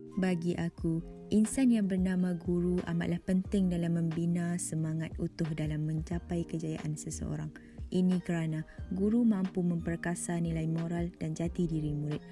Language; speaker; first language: Malay; native; Malay